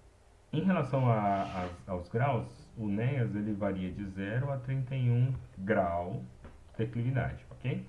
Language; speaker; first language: Portuguese; native; Portuguese